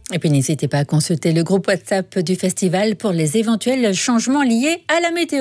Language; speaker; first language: French; native; French